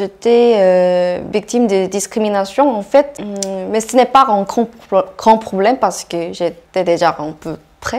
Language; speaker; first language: French; non-native, fluent; Korean